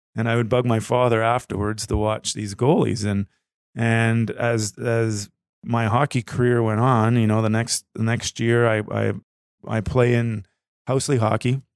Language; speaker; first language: English; native; English